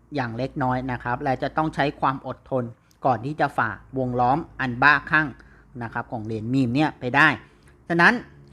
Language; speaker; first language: Thai; native; Thai